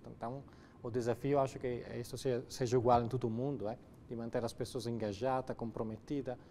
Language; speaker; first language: Portuguese; non-native, fluent; Italian